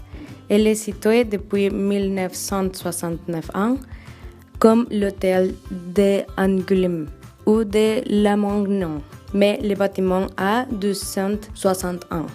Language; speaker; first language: French; non-native, learner; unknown